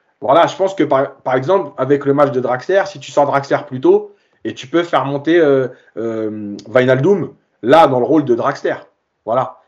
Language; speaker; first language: French; native; French